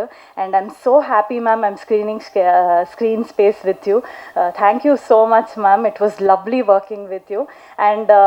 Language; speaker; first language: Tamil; non-native, local second language; Kannada